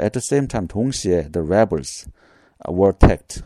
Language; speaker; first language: English; non-native, fluent; Korean